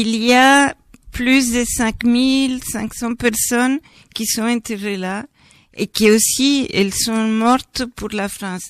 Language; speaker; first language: French; non-native, fluent; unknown